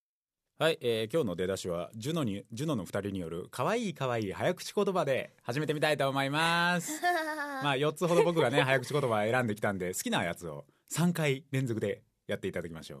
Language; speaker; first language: Japanese; native; Japanese